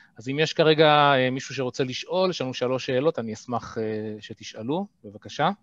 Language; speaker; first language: Hebrew; native; Hebrew